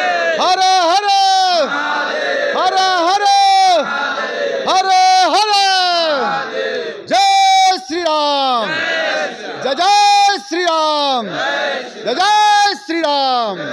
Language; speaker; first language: Hindi; native; Hindi